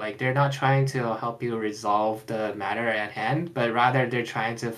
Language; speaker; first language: English; non-native, fluent; Chinese